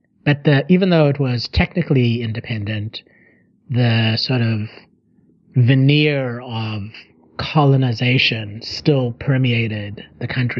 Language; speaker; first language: English; native; English